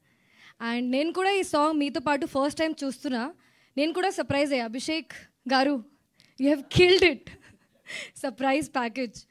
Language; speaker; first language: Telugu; non-native, learner; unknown